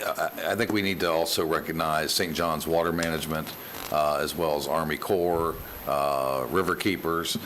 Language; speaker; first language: English; native; English